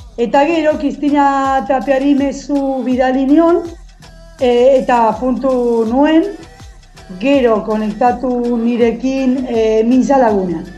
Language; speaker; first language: Basque; non-native, learner; Spanish